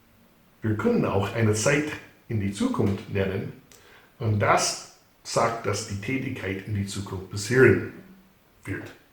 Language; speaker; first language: German; non-native, fluent; English